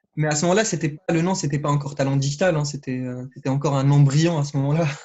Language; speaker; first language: French; non-native, local second language; Arabic